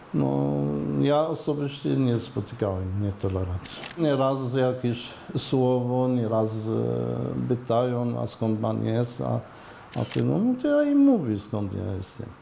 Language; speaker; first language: Polish; non-native, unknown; Arabic